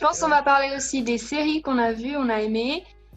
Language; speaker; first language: French; early bilingual, heritage; Italian